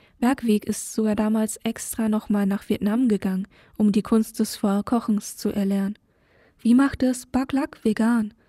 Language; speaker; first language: German; early bilingual, other home language; Vietnamese